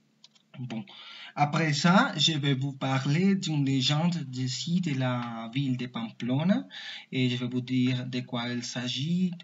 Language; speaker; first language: French; non-native, learner; Spanish